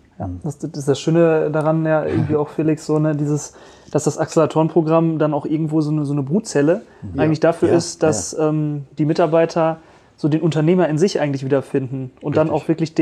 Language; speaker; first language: German; native; German